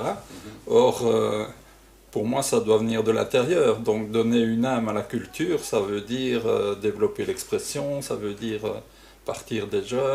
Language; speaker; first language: French; native; French